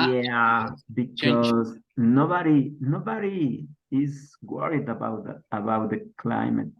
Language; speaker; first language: English; non-native, learner; Spanish